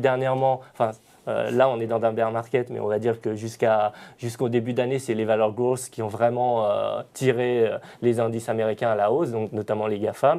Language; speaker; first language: French; native; French